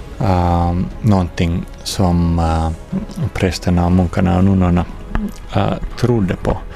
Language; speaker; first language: Swedish; non-native, fluent; Finnish